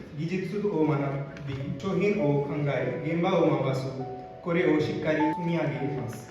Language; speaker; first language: Japanese; non-native, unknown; Hindi